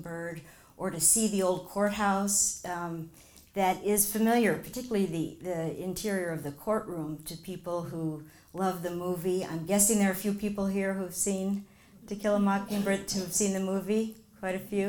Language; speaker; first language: English; native; English